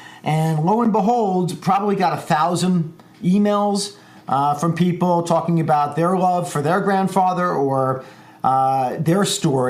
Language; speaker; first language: English; native; English